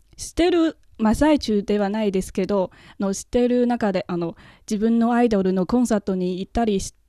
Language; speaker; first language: Japanese; non-native, fluent; Chinese